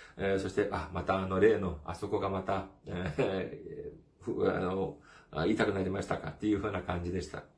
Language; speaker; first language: Japanese; non-native, fluent; Korean